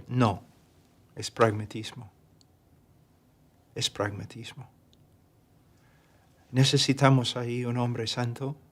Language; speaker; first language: Spanish; non-native, fluent; English